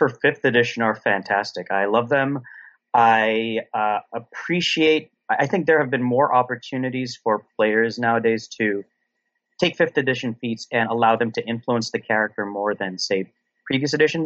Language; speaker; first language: English; non-native, local second language; Filipino